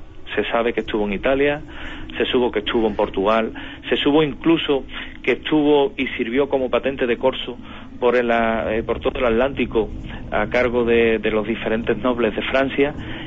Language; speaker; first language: Spanish; native; Spanish